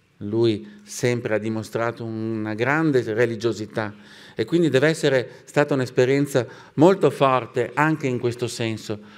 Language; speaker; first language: Italian; native; Italian